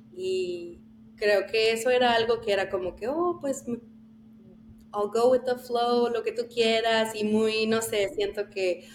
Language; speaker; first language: Spanish; early bilingual, heritage; Spanish